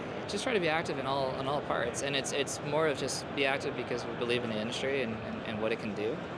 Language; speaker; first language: English; native; English